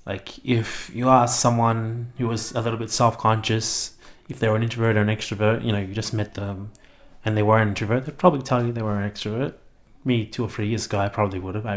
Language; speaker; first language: English; native; English